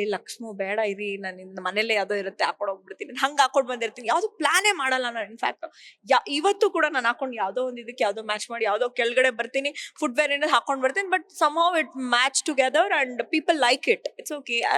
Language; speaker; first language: Kannada; native; Kannada